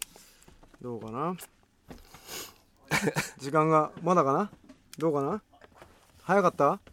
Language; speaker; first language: Japanese; native; Japanese